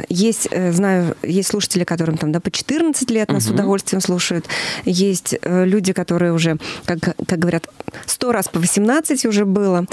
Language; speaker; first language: Russian; native; Russian